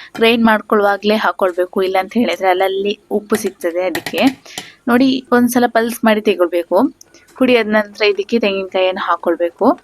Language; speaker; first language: Kannada; non-native, local second language; Tulu